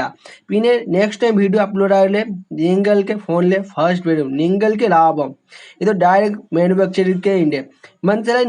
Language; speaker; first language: Malayalam; non-native, learner; Hindi